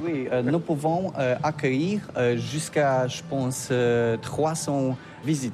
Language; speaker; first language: French; non-native, fluent; Polish